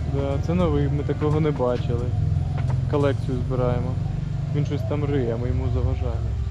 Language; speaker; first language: Ukrainian; non-native, local second language; Russian